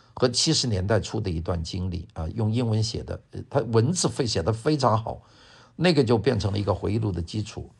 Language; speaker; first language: Chinese; non-native, local second language; Cantonese